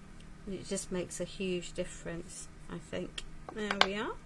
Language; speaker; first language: English; native; English